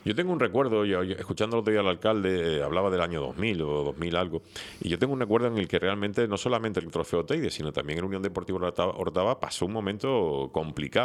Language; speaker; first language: Spanish; native; Spanish